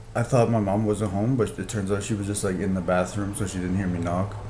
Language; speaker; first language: English; native; English